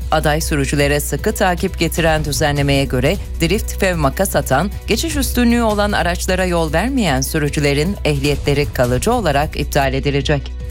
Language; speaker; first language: Turkish; native; Turkish